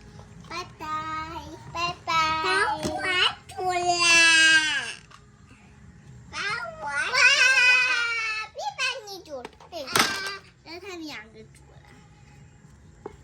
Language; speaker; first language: Chinese; early bilingual, heritage; Chinese